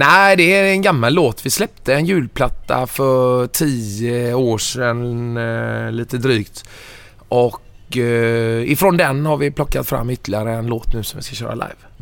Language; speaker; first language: Swedish; native; Swedish